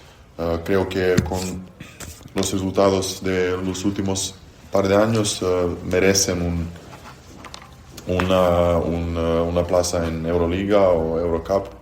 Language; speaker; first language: Spanish; non-native, fluent; Serbian